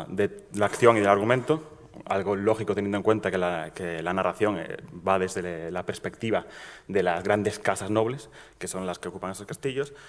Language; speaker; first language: Spanish; native; Spanish